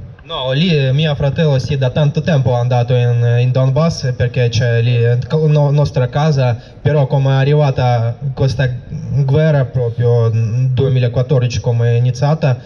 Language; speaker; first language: Italian; non-native, learner; Russian